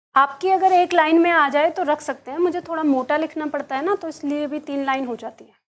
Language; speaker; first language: Hindi; native; Hindi